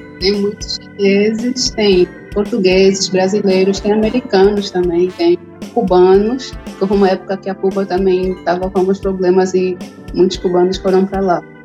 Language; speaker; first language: Portuguese; native; Portuguese